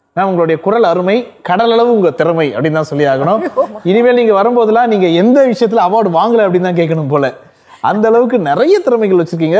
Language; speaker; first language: Tamil; native; Tamil